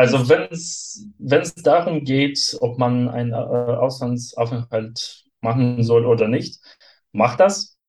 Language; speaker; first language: German; non-native, fluent; Russian